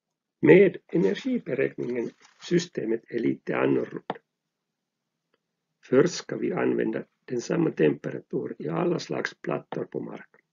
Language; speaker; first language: Swedish; non-native, local second language; Finnish